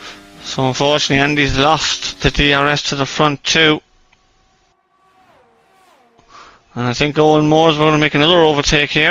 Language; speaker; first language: English; native; English